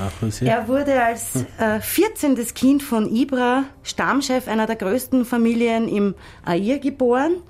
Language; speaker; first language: German; native; German